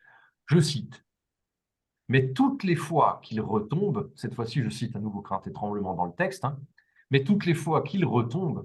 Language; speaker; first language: French; native; French